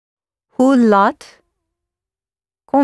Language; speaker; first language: Dutch; non-native, learner; English